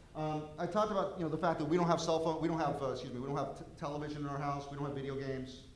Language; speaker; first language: English; native; English